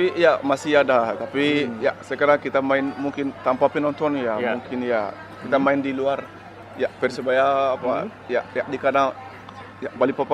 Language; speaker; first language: Indonesian; non-native, learner; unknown